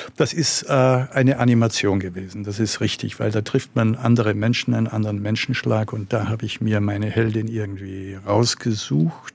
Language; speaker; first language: German; native; German